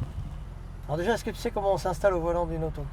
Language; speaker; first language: French; native; French